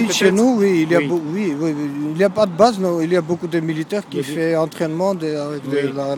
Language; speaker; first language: French; non-native, learner; Georgian